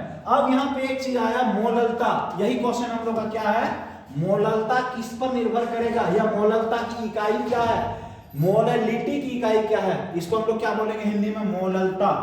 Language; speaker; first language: Hindi; native; Hindi